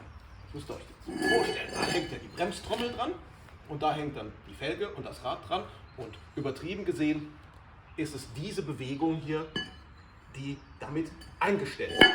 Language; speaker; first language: German; native; German